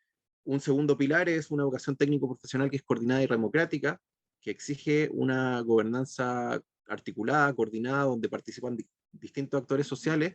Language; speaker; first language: Spanish; native; Spanish